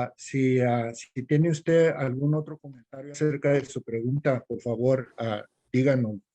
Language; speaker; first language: Spanish; early bilingual, heritage; Spanish